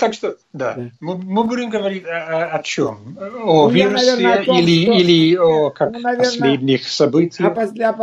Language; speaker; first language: Russian; non-native, learner; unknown